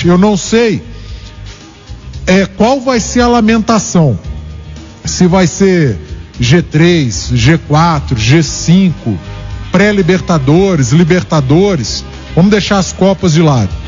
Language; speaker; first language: Portuguese; native; Portuguese